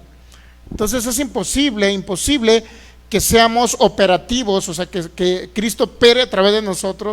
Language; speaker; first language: Spanish; native; Spanish